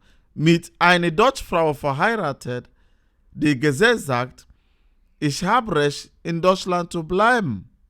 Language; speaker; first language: German; non-native, learner; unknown